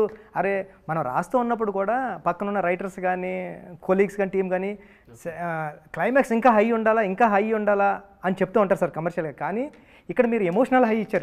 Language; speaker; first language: Telugu; native; Telugu